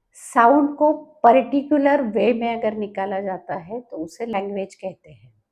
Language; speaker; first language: Hindi; non-native, local second language; Marathi